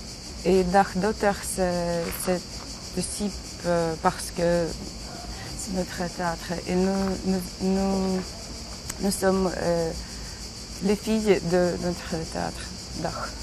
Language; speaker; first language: French; non-native, learner; Ukrainian